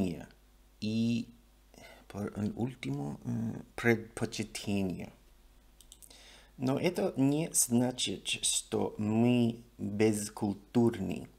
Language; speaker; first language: Russian; non-native, learner; English